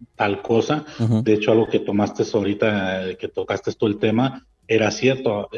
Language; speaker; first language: Spanish; early bilingual, heritage; Spanish